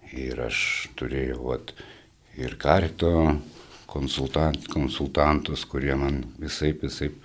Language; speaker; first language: Lithuanian; native; Lithuanian